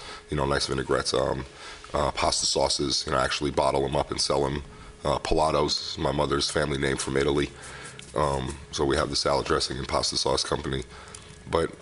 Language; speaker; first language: English; native; English